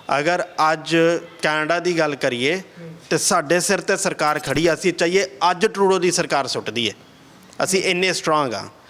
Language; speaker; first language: Punjabi; early bilingual, heritage; Punjabi